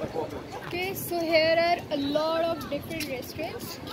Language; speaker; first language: English; non-native, local second language; Hindi